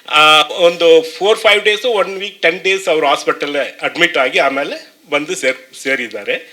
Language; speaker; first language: Kannada; non-native, learner; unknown